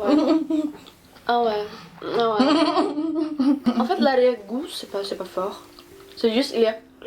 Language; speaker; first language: French; non-native, learner; Indonesian